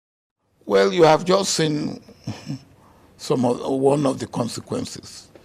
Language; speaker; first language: English; non-native, local second language; Yoruba